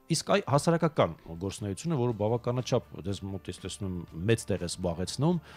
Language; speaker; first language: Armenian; native; Armenian